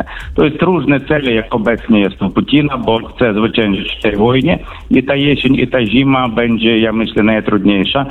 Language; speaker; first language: Polish; non-native, fluent; Ukrainian